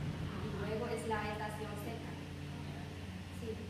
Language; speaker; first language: Spanish; non-native, learner; Vietnamese